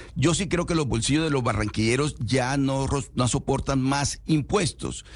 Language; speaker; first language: Spanish; native; Spanish